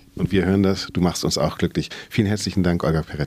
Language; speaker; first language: German; native; German